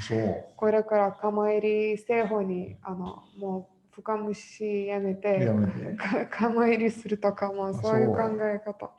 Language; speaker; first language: Japanese; non-native, fluent; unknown